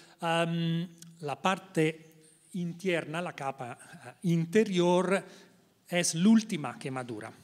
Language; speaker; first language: Spanish; non-native, learner; Italian